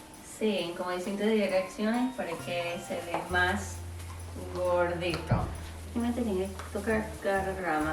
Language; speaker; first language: Spanish; non-native, learner; English